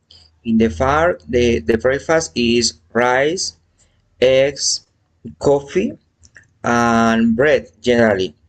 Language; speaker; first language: English; non-native, learner; Spanish